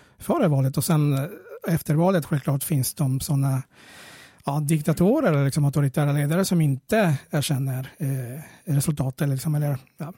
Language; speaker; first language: Swedish; early bilingual, other home language; Spanish